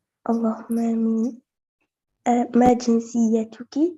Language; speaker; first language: Arabic; non-native, learner; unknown